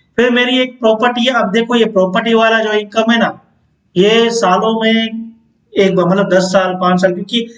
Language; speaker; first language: Hindi; non-native, local second language; Gujarati